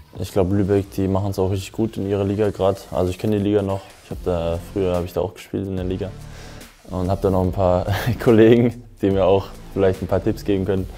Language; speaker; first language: German; native; German